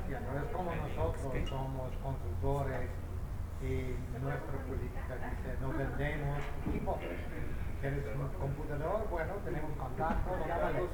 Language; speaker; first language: Spanish; non-native, fluent; English